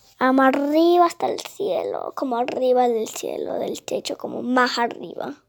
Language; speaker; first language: Spanish; early bilingual, heritage; Spanish